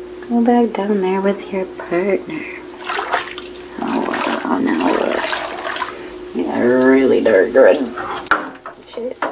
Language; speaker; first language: English; native; English